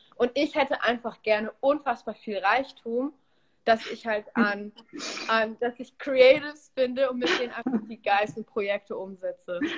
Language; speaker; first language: German; early bilingual, other home language; Polish